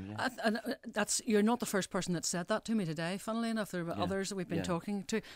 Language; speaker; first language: English; native; English